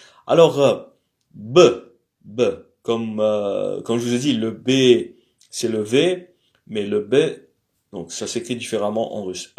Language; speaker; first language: French; native; French